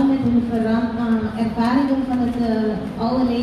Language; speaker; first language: Dutch; non-native, fluent; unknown